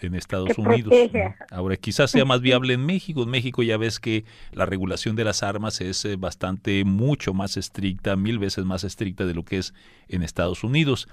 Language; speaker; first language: Spanish; native; Spanish